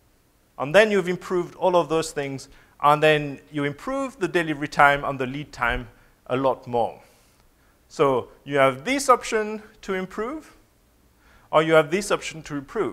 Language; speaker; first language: English; non-native, fluent; French